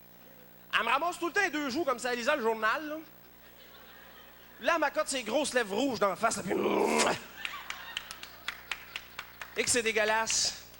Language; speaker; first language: French; native; French